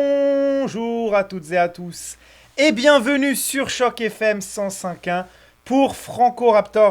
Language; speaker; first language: French; native; French